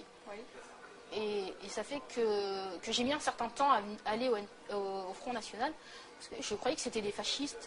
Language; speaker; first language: French; native; French